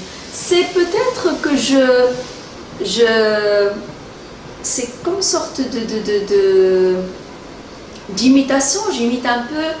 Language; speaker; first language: French; non-native, local second language; Arabic